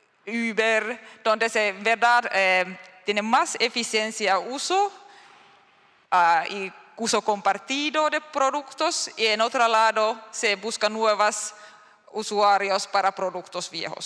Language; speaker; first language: Spanish; non-native, learner; Finnish